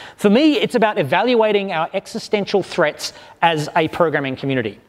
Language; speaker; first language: English; native; English